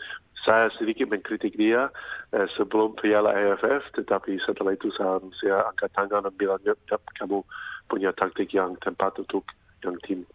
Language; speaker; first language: Indonesian; non-native, fluent; English